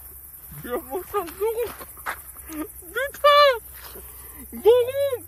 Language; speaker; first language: German; non-native, learner; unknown